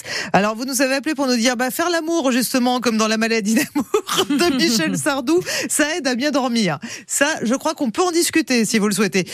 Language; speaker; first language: French; native; French